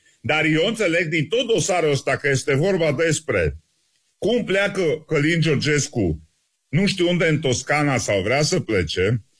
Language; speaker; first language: Romanian; native; Romanian